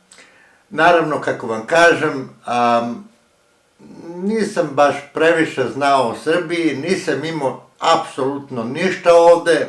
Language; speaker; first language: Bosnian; early bilingual, heritage; Croatian